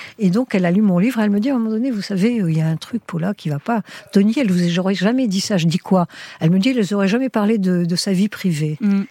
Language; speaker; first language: French; early bilingual, heritage; French